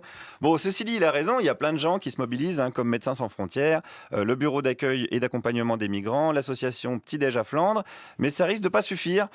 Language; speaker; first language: French; native; French